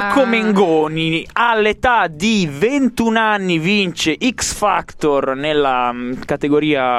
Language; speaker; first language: Italian; native; Italian